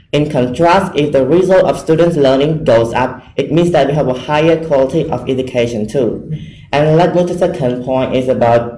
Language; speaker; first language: English; non-native, fluent; Khmer